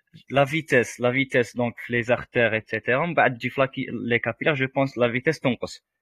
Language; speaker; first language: French; non-native, local second language; Arabic